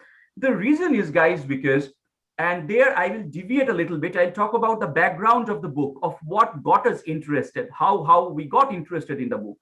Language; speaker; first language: English; non-native, local second language; Bangla